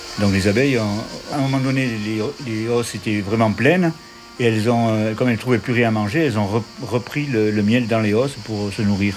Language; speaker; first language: French; native; French